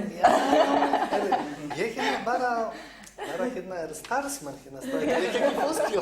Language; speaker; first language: Icelandic; non-native, learner; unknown